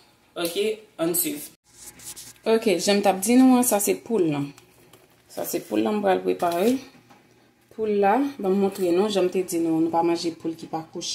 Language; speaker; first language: French; non-native, learner; Haitian Creole